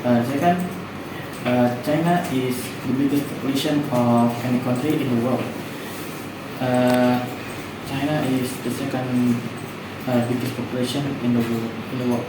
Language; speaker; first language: English; non-native, learner; Indonesian